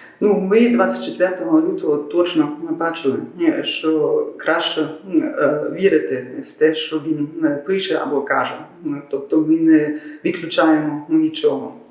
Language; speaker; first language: Ukrainian; non-native, learner; German